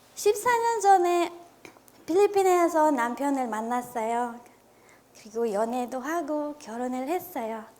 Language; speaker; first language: Korean; non-native, fluent; Filipino